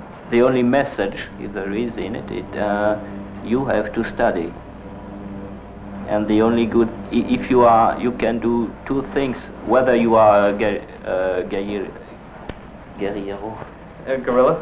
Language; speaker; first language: English; non-native, fluent; French